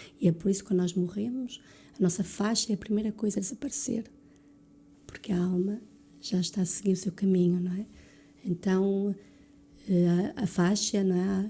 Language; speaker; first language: Portuguese; early bilingual, other home language; French